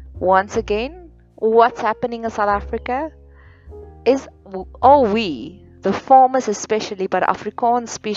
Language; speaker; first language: English; non-native, local second language; Afrikaans